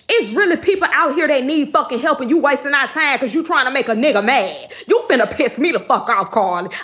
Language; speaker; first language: English; native; English